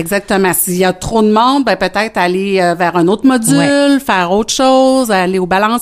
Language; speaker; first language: French; native; French